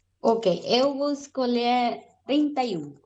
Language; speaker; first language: Portuguese; non-native, learner; Spanish